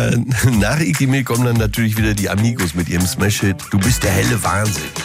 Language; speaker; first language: German; native; German